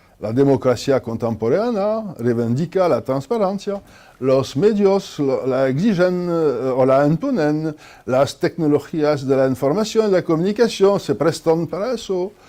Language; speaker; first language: Spanish; non-native, fluent; French